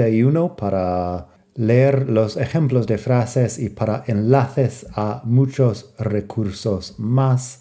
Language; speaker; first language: Spanish; non-native, fluent; English